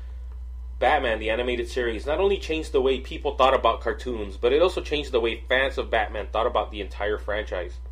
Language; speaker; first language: English; native; English